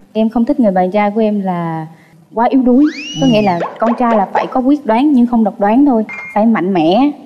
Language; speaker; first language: Vietnamese; native; Vietnamese